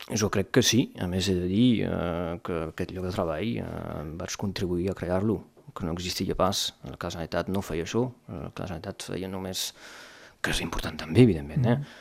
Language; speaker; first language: Catalan; non-native, local second language; French